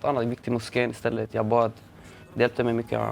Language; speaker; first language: Swedish; early bilingual, other home language; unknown